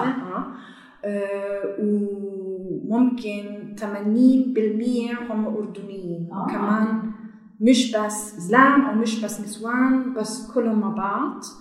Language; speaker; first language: Arabic; non-native, learner; German